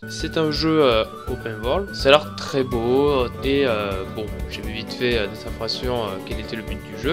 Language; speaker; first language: French; native; French